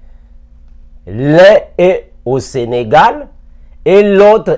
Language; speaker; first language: French; non-native, local second language; Lingala